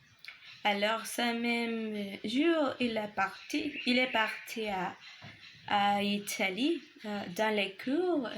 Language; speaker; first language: French; non-native, learner; Spanish